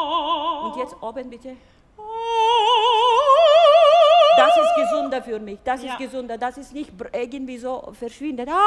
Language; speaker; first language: German; non-native, fluent; Bulgarian